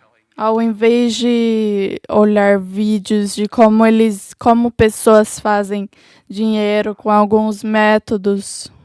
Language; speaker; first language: Portuguese; non-native, learner; English